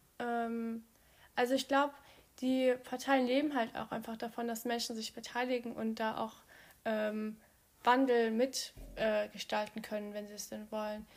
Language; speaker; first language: German; early bilingual, other home language; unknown